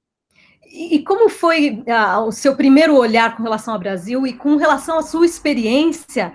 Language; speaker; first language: Portuguese; native; Portuguese